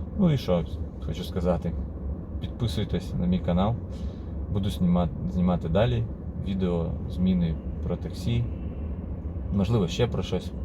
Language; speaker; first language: Ukrainian; non-native, local second language; Russian